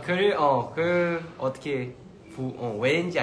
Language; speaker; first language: Korean; early bilingual, heritage; Korean